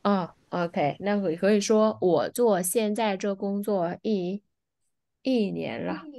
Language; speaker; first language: Chinese; non-native, fluent; Vietnamese